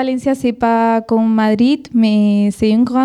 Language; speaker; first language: French; non-native, fluent; Spanish